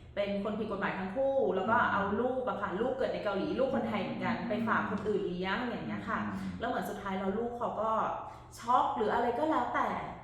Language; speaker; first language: Thai; native; Thai